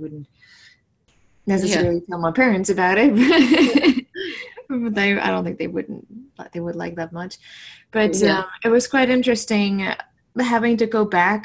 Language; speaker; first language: English; non-native, fluent; German